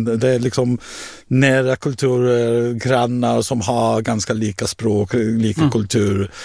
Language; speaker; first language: Swedish; non-native, fluent; Hebrew